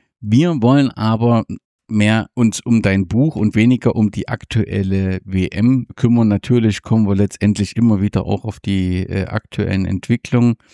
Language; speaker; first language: German; native; German